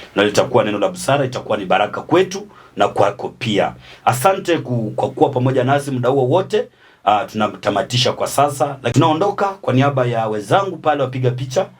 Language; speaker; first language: Swahili; native; Swahili